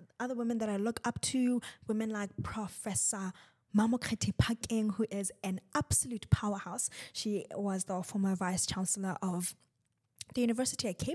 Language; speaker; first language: English; non-native, local second language; Zulu